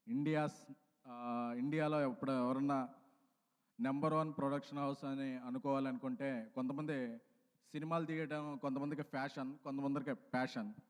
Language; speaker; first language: Telugu; native; Telugu